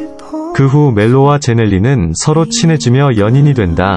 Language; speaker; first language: Korean; non-native, learner; Filipino